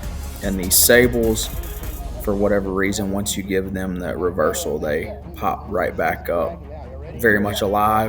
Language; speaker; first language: English; native; English